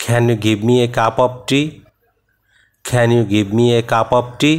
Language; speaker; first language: English; non-native, fluent; Bangla